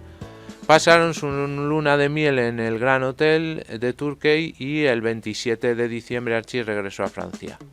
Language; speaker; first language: Spanish; native; Spanish